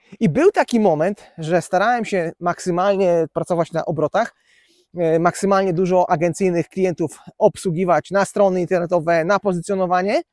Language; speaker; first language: Polish; native; Polish